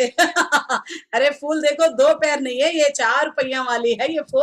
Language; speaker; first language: Hindi; non-native, local second language; Telugu